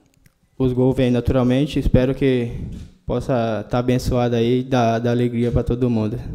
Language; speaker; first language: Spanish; non-native, learner; Portuguese